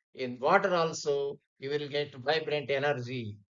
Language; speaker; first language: English; non-native, local second language; Telugu